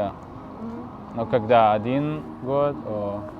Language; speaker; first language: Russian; non-native, learner; German